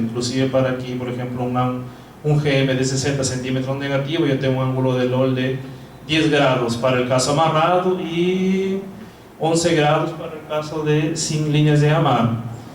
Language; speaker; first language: Spanish; non-native, fluent; Portuguese